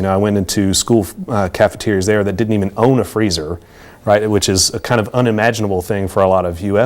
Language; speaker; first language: English; native; English